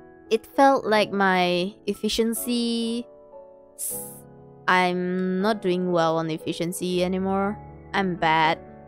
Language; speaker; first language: English; non-native, local second language; Chinese